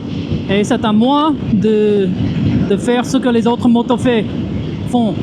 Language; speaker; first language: French; non-native, fluent; English